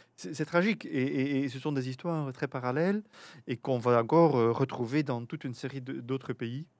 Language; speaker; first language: French; native; French